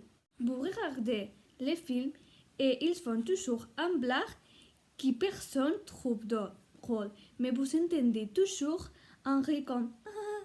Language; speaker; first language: French; non-native, learner; Spanish